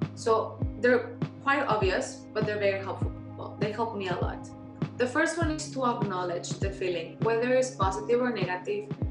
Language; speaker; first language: English; non-native, fluent; Spanish